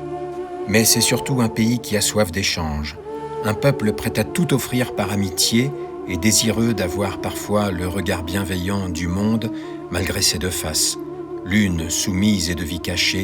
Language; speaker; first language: French; native; French